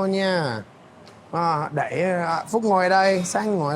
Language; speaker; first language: Vietnamese; non-native, fluent; English